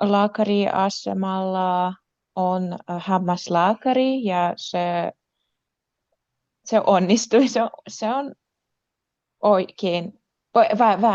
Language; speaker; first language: Finnish; non-native, learner; Russian